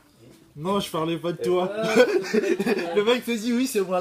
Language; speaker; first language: French; native; French